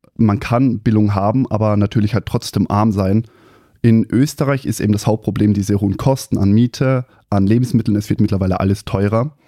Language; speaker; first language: German; native; German